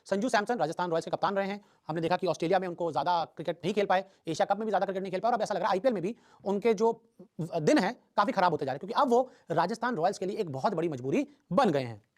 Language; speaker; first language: Hindi; native; Hindi